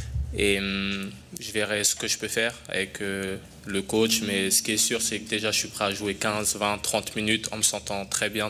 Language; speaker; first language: French; native; French